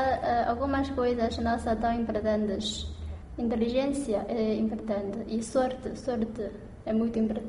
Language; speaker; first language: Portuguese; non-native, learner; Chinese